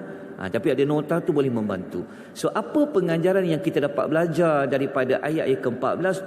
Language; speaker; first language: Malay; native; Malay